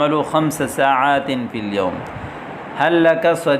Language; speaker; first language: Arabic; non-native, fluent; Urdu